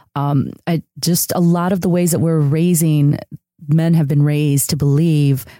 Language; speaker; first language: English; early bilingual, other home language; Spanish